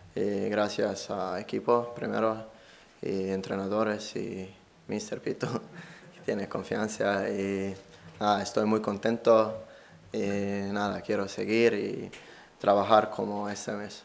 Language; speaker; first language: Spanish; non-native, learner; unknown